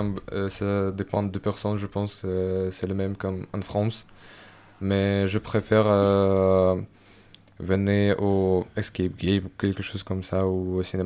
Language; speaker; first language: French; non-native, fluent; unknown